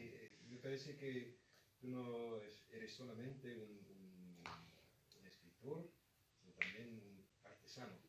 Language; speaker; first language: Spanish; non-native, fluent; English